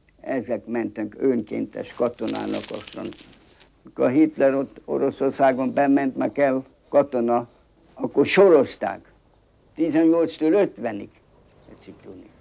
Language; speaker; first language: Hungarian; non-native, local second language; German